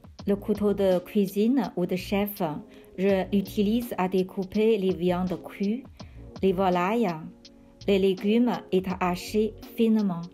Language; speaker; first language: French; non-native, fluent; Chinese